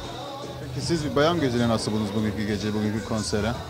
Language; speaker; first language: Turkish; native; Turkish